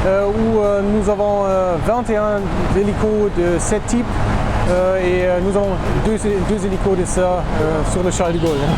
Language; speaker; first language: French; non-native, fluent; German